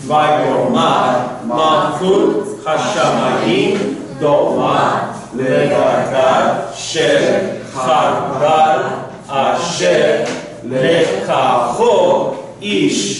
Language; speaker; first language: Hebrew; non-native, learner; English